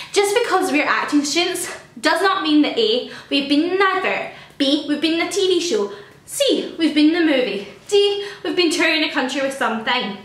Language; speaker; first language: English; native; English